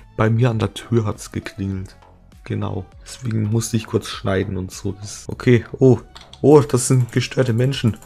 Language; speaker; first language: German; native; German